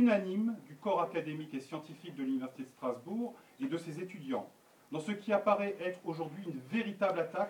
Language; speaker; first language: French; native; French